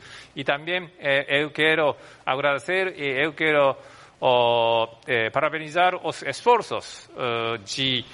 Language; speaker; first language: Portuguese; non-native, fluent; Japanese